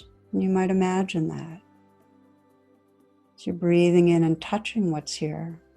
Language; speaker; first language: English; native; English